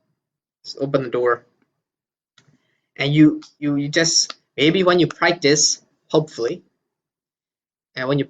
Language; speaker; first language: English; non-native, fluent; Burmese